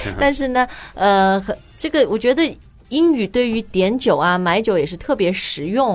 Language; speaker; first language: Chinese; native; Chinese